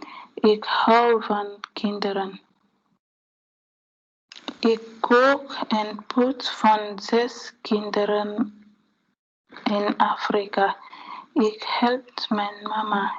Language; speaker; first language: Dutch; non-native, learner; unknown